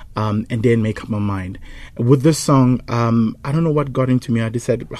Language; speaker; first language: English; non-native, local second language; Zulu